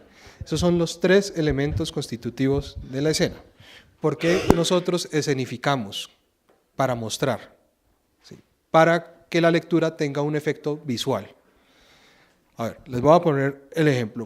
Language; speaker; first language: Spanish; native; Spanish